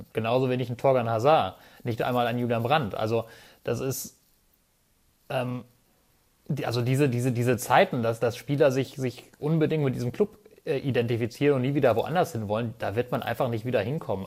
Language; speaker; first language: German; native; German